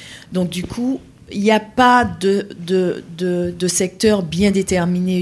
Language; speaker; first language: French; native; French